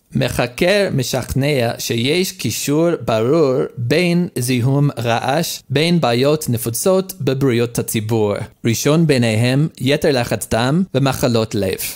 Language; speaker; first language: Hebrew; non-native, learner; English